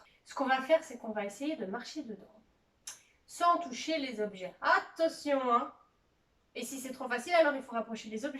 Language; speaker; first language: French; native; French